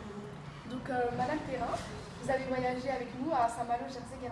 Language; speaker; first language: French; native; French